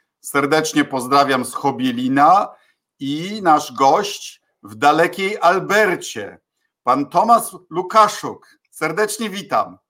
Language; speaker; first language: Polish; native; Polish